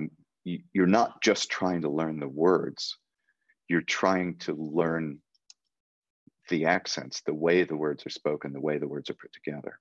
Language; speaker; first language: English; native; English